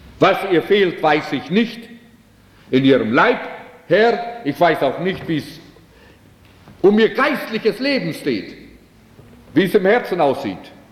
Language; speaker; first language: German; early bilingual, heritage; German